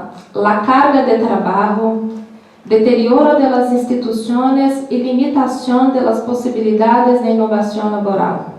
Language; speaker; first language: Spanish; non-native, learner; Portuguese